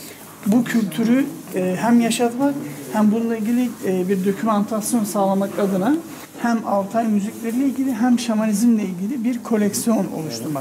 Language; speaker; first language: Turkish; native; Turkish